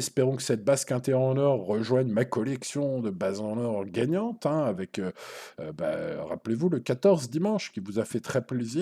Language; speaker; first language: French; native; French